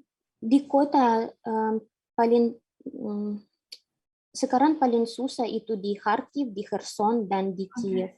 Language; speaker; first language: Indonesian; non-native, fluent; Ukrainian